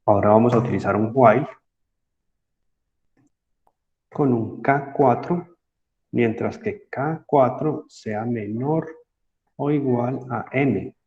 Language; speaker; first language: Spanish; native; Spanish